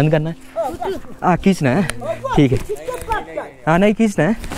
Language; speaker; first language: Hindi; non-native, local second language; Telugu